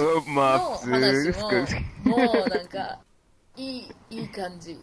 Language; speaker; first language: Japanese; non-native, learner; Spanish